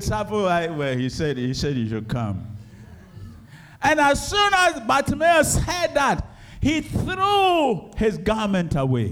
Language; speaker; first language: English; non-native, local second language; Akan